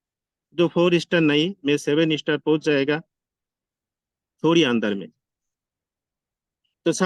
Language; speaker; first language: Hindi; non-native, learner; Bangla